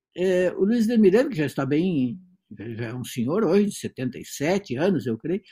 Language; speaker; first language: Portuguese; native; Portuguese